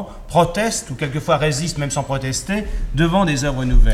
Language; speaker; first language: French; native; French